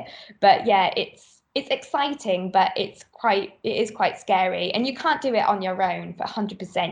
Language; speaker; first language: English; native; English